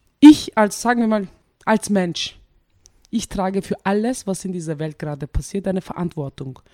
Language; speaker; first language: German; early bilingual, other home language; Turkish